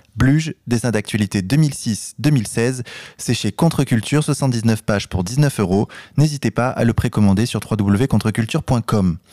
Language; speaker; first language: French; native; French